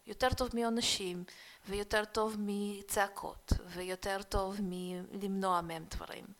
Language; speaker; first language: Hebrew; early bilingual, other home language; Russian